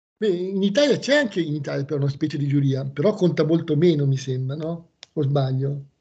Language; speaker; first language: Italian; native; Italian